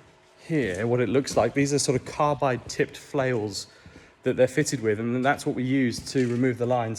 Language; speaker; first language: English; native; English